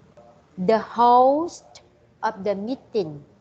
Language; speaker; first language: English; non-native, learner; Vietnamese